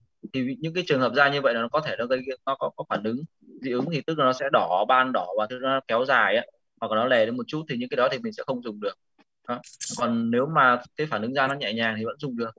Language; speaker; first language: Vietnamese; native; Vietnamese